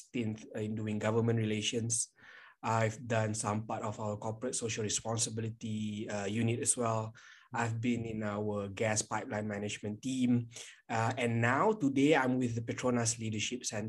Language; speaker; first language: English; non-native, local second language; Malay